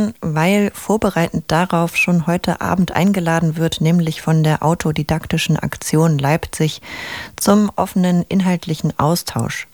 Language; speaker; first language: German; native; German